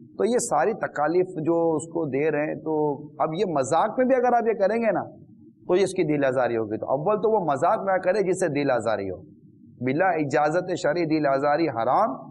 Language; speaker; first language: Urdu; native; Urdu